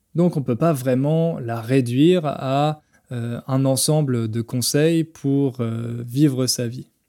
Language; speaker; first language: French; native; French